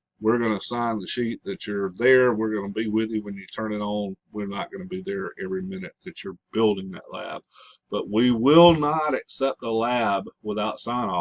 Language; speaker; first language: English; native; English